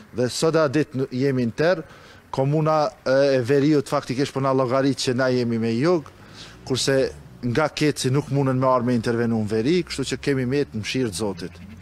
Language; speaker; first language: Albanian; native; Albanian